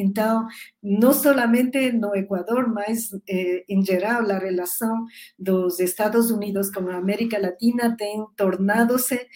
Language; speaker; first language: Portuguese; non-native, learner; Spanish